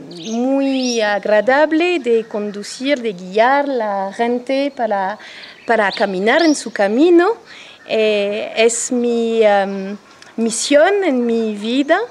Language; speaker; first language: Spanish; non-native, learner; French